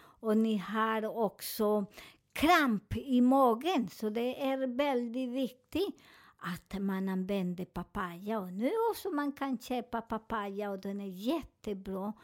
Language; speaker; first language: Swedish; non-native, fluent; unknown